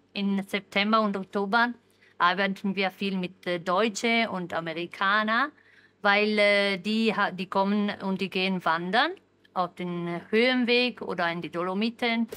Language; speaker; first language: German; early bilingual, other home language; Italian